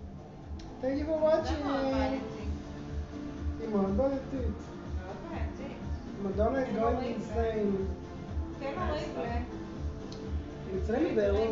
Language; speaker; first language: English; non-native, fluent; Hebrew